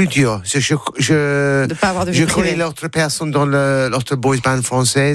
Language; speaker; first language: French; non-native, learner; English